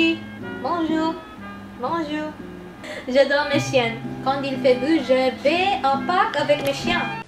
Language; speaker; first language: French; non-native, learner; Filipino